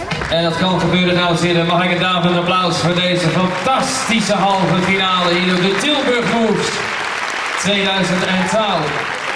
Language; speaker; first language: Dutch; native; Dutch